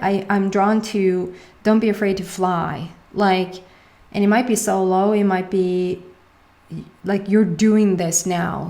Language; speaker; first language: English; non-native, fluent; Swedish